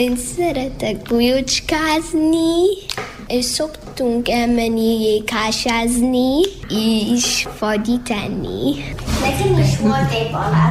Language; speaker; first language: Hungarian; early bilingual, heritage; Hungarian